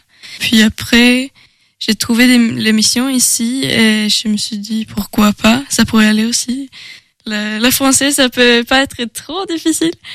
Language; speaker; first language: French; non-native, learner; Swedish